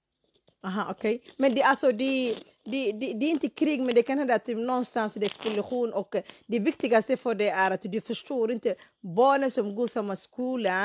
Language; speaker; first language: Swedish; non-native, fluent; Somali